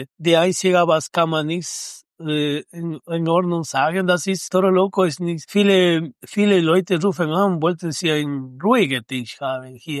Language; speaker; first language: German; non-native, learner; Spanish